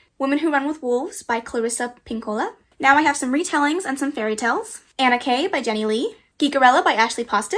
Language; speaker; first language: English; native; English